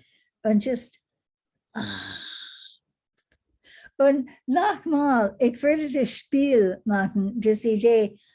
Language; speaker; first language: German; non-native, learner; English